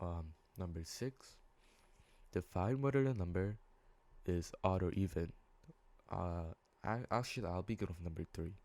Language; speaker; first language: English; native; English